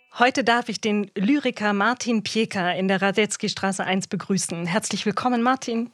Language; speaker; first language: German; native; German